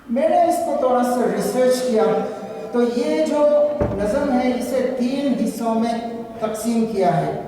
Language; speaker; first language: Urdu; non-native, fluent; Divehi